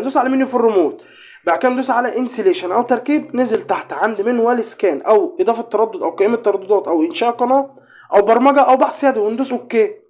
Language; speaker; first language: Arabic; native; Arabic